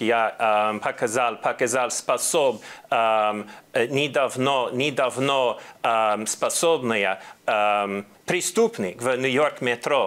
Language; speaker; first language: Russian; non-native, learner; English